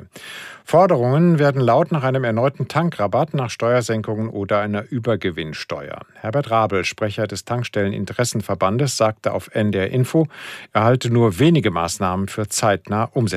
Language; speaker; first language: German; native; German